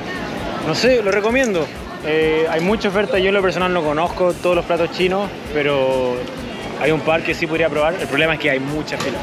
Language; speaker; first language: Spanish; native; Spanish